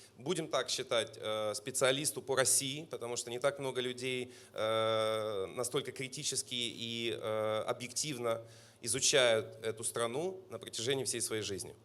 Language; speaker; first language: Russian; native; Russian